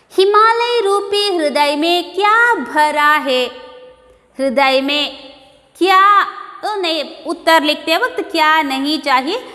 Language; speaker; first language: Hindi; non-native, local second language; Kannada